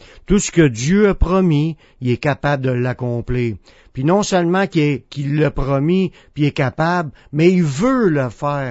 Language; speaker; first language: French; native; French